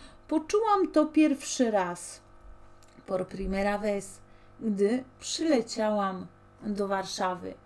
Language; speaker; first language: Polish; non-native, fluent; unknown